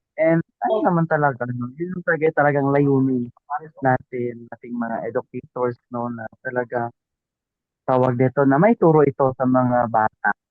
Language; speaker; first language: Filipino; non-native, local second language; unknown